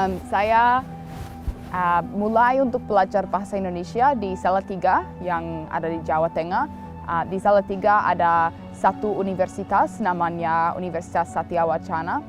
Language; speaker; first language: Indonesian; non-native, fluent; English